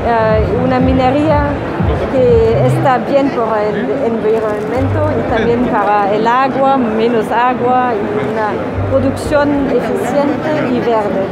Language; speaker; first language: Spanish; non-native, fluent; German